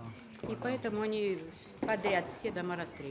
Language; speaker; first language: Russian; native; Russian